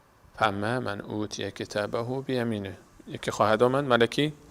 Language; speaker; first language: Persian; native; Persian